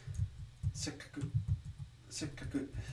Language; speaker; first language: Japanese; non-native, learner; English